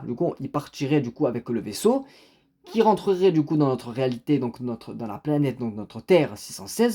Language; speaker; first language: French; native; French